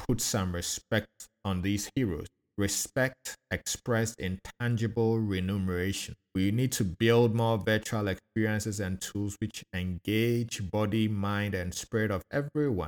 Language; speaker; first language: English; non-native, local second language; Akan